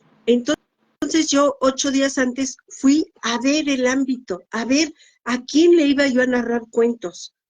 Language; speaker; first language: Spanish; native; Spanish